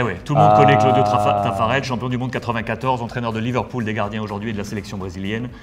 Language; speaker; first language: French; native; French